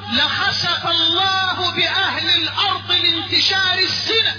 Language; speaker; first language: Arabic; native; Arabic